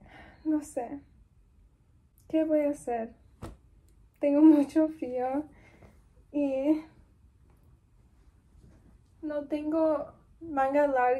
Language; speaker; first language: Spanish; early bilingual, heritage; Spanish